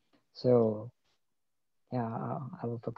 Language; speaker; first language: English; non-native, learner; Korean